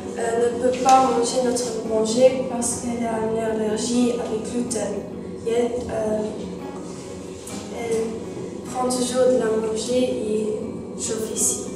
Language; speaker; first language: French; non-native, local second language; Luxembourgish